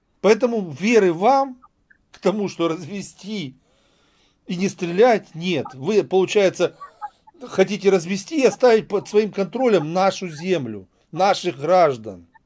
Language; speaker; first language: Russian; native; Russian